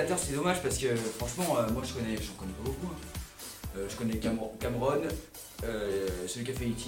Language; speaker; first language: French; native; French